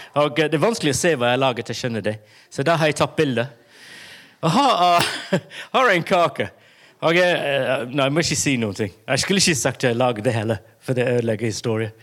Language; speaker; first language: Norwegian; non-native, fluent; English